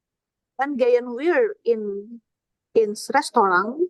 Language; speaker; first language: German; non-native, learner; Indonesian